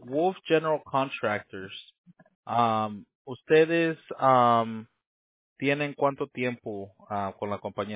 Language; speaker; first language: Spanish; native; Spanish